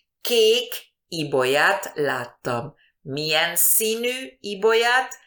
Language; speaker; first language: Hungarian; early bilingual, heritage; Hungarian